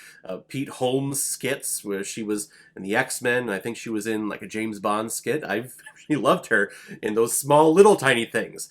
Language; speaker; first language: English; native; English